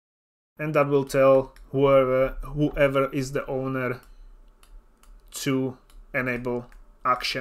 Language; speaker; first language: English; non-native, fluent; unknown